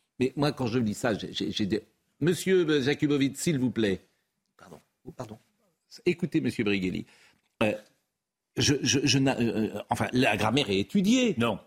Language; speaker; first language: French; native; French